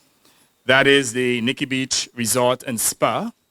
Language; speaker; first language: English; native; English